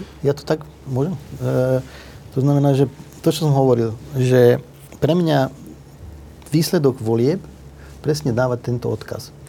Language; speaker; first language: Slovak; non-native, local second language; Hungarian